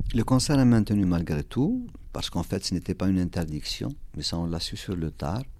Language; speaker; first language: French; non-native, local second language; Kabyle